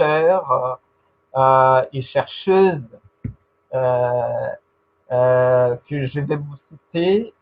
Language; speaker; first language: French; non-native, fluent; Portuguese